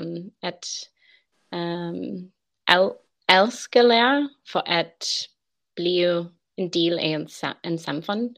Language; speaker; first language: Danish; non-native, learner; English